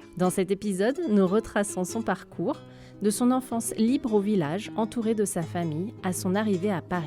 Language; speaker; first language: French; native; French